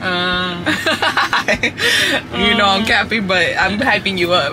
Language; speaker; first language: English; early bilingual, other home language; Spanish